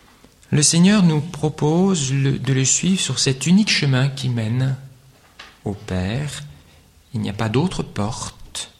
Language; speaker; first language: French; native; French